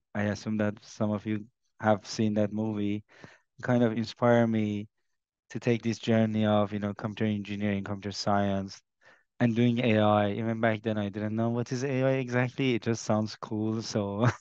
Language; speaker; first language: English; non-native, fluent; Persian